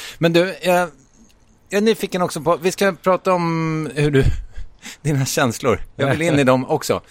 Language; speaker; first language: Swedish; native; Swedish